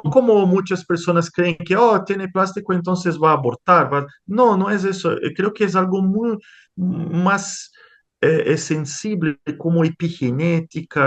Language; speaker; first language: Spanish; non-native, fluent; Portuguese